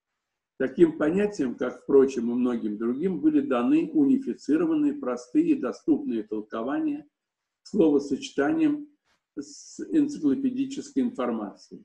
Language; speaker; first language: Russian; native; Russian